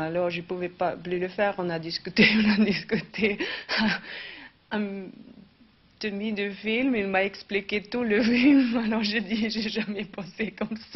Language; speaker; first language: French; non-native, fluent; Swedish